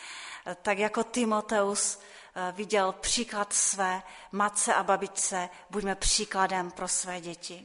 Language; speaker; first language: Czech; non-native, local second language; Polish